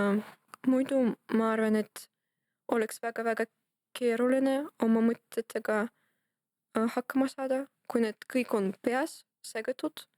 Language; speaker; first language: Estonian; non-native, local second language; Russian